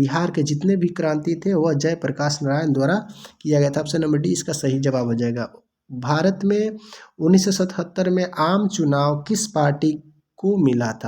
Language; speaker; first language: Hindi; non-native, local second language; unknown